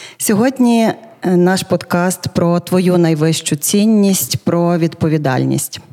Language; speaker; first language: Ukrainian; native; Ukrainian